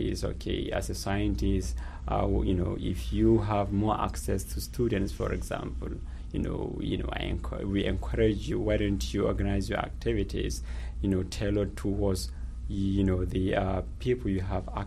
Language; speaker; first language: English; non-native, local second language; Hausa